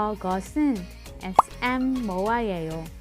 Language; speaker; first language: Korean; non-native, learner; Filipino